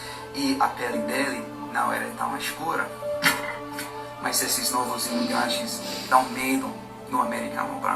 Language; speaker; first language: Portuguese; non-native, fluent; English